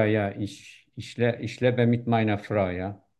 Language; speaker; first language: German; non-native, learner; Turkish